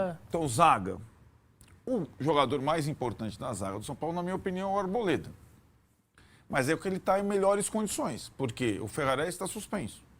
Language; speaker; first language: Portuguese; native; Portuguese